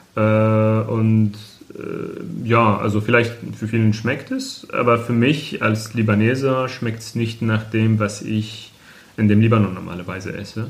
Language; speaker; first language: German; non-native, fluent; Arabic